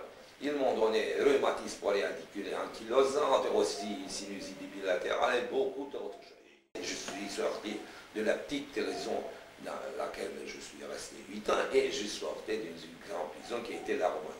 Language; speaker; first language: French; non-native, fluent; Romanian